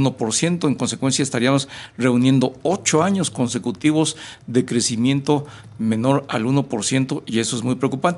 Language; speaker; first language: Spanish; native; Spanish